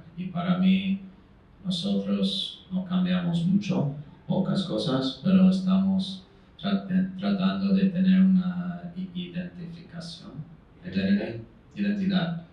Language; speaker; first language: Spanish; non-native, fluent; English